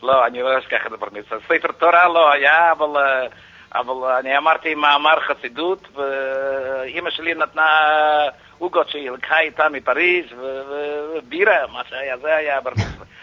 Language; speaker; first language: Hebrew; non-native, fluent; Yiddish